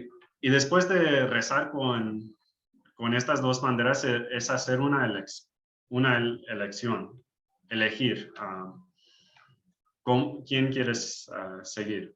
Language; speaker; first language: Spanish; early bilingual, heritage; English